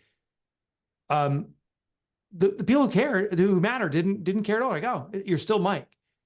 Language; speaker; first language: English; native; English